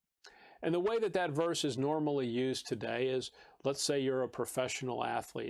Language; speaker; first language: English; native; English